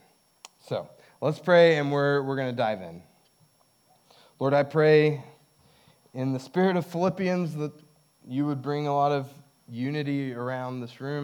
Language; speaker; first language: English; native; English